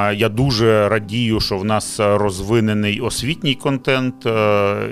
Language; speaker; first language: Ukrainian; non-native, local second language; Russian